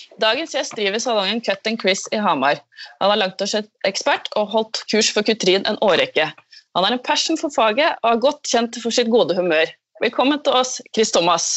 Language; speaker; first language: Norwegian; native; Norwegian